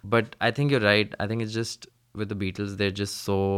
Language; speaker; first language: English; non-native, local second language; Hindi